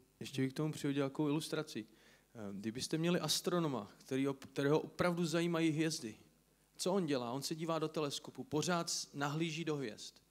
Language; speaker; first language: Czech; native; Czech